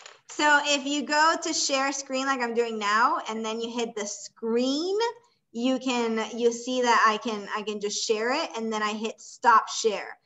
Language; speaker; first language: English; non-native, fluent; Spanish